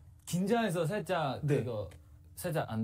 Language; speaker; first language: Korean; non-native, learner; Chinese